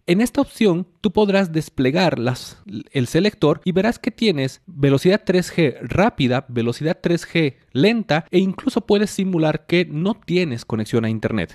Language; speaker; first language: Spanish; native; Spanish